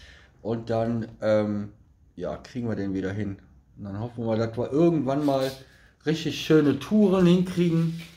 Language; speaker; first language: German; native; German